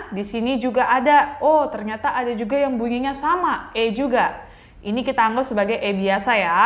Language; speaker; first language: Indonesian; native; Indonesian